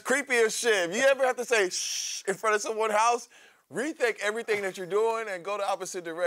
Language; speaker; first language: English; native; English